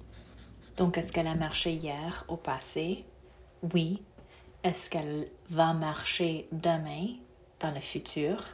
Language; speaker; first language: French; non-native, fluent; English